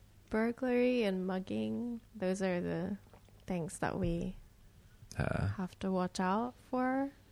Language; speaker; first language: English; non-native, fluent; Japanese